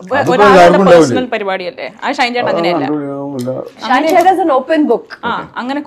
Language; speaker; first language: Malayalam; early bilingual, heritage; Malayalam